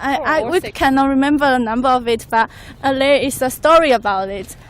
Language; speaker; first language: English; non-native, fluent; Chinese